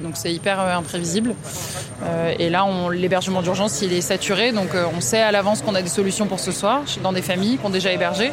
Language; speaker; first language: French; native; French